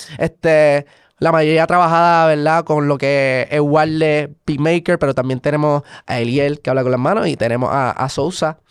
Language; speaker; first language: Spanish; native; Spanish